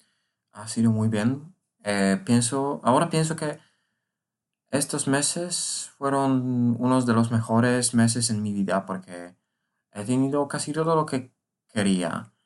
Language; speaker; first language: Spanish; non-native, learner; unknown